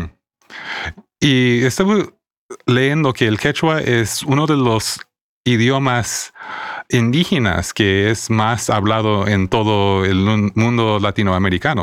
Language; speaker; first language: Spanish; non-native, fluent; English